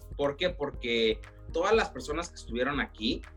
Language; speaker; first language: Spanish; early bilingual, heritage; Spanish